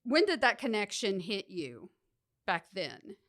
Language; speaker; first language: English; native; English